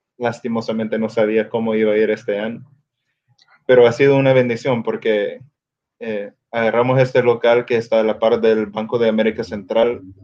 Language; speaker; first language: Spanish; early bilingual, other home language; English